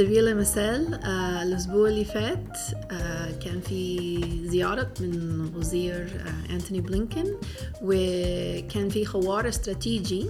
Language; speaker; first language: Arabic; non-native, fluent; English